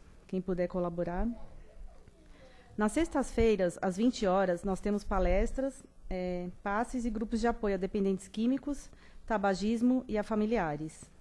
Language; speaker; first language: Portuguese; native; Portuguese